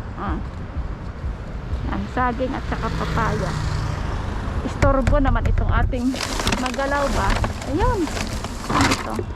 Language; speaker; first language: Filipino; native; Filipino